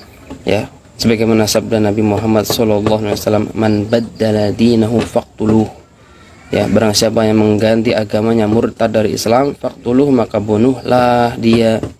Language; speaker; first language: Indonesian; native; Indonesian